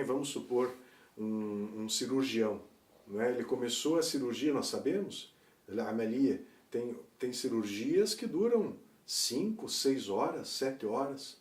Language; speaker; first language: Portuguese; native; Portuguese